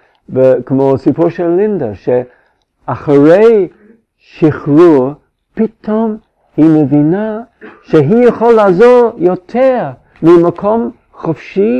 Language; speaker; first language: Hebrew; non-native, fluent; English